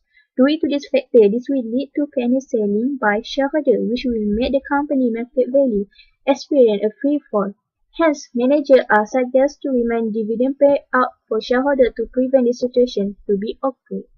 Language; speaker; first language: English; non-native, learner; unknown